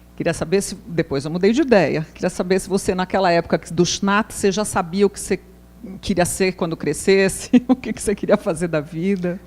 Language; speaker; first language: Portuguese; native; Portuguese